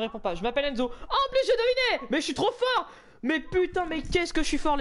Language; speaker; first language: French; native; French